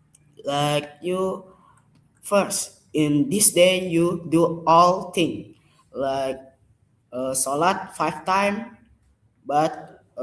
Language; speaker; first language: English; non-native, learner; Indonesian